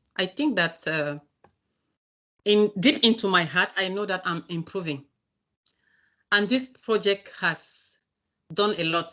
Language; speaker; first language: English; non-native, learner; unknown